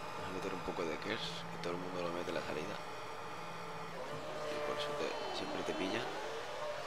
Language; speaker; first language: Spanish; native; Spanish